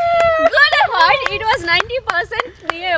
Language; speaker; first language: English; non-native, learner; Hindi